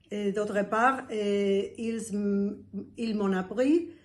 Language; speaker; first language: French; non-native, fluent; Spanish